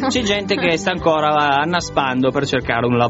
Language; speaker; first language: Italian; native; Italian